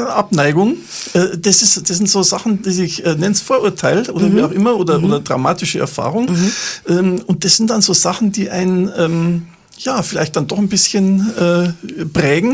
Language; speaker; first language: German; native; German